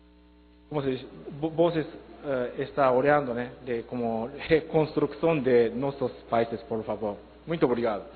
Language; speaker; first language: Portuguese; non-native, learner; Japanese